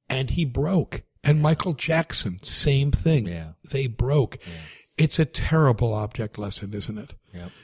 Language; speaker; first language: English; native; English